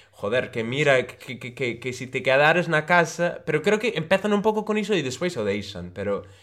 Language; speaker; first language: Galician; non-native, local second language; Spanish